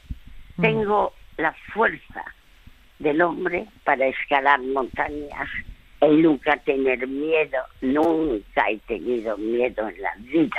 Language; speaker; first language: Spanish; early bilingual, other home language; French